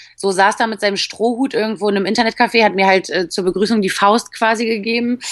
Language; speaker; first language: German; early bilingual, other home language; Polish